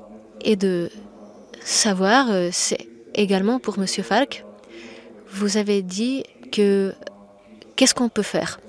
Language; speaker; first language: French; non-native, fluent; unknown